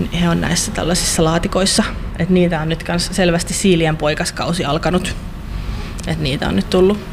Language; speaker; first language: Finnish; native; Finnish